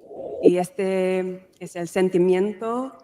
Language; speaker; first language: Spanish; non-native, fluent; English